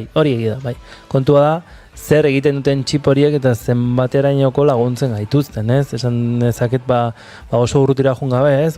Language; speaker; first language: Basque; native; Basque